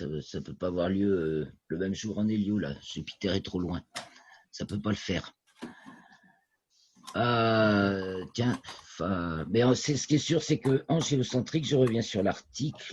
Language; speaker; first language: French; native; French